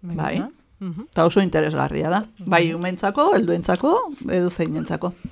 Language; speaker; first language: Basque; native; Basque